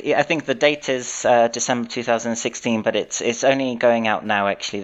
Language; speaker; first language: English; native; English